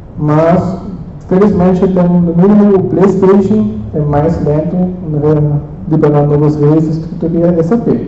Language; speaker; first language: Portuguese; non-native, fluent; German